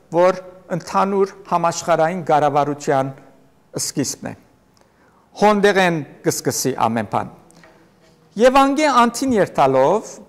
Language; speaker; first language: Armenian; native; Armenian